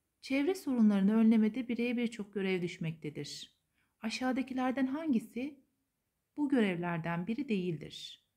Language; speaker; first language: Turkish; native; Turkish